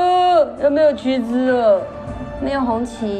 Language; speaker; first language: Chinese; native; Chinese